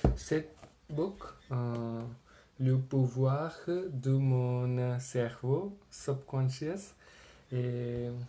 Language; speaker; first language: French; non-native, learner; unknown